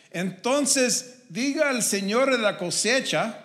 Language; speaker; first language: Spanish; non-native, learner; English